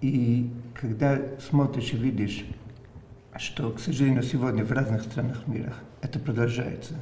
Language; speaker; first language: Russian; non-native, fluent; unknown